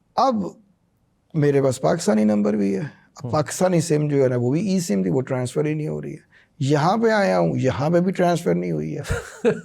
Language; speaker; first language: Urdu; non-native, local second language; Punjabi